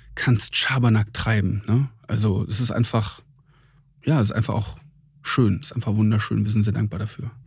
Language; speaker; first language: German; native; German